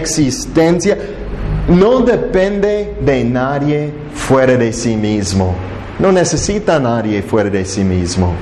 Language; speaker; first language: Spanish; non-native, fluent; English